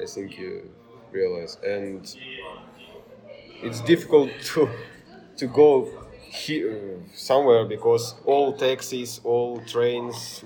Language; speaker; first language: English; non-native, learner; Ukrainian